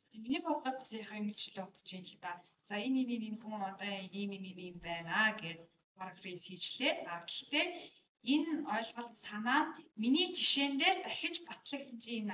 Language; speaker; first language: Mongolian; native; Mongolian